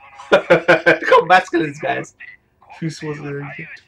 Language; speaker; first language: English; native; English